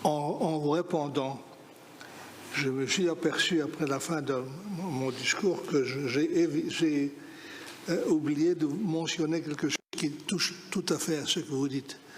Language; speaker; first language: French; non-native, fluent; Greek